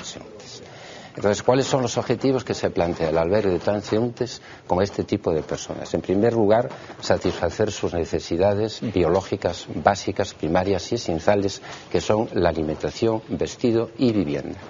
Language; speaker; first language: Spanish; native; Spanish